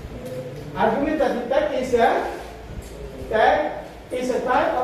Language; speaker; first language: English; non-native, fluent; Indonesian